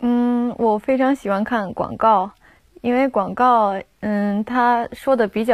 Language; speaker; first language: Chinese; non-native, fluent; Japanese